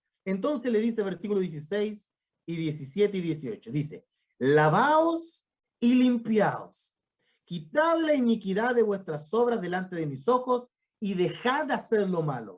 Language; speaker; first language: Spanish; native; Spanish